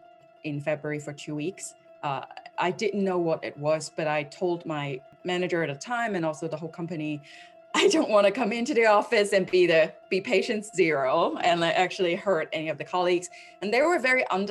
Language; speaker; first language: English; non-native, local second language; Cantonese